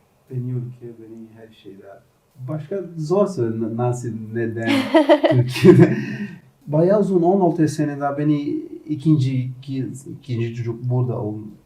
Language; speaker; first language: Turkish; non-native, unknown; Portuguese